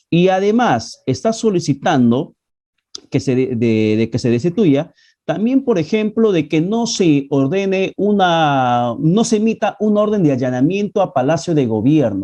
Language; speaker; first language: Spanish; native; Spanish